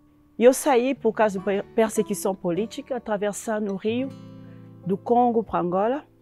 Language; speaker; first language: Portuguese; non-native, fluent; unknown